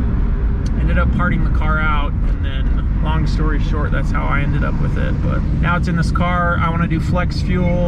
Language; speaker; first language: English; native; English